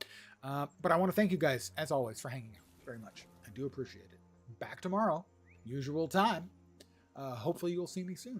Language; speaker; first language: English; native; English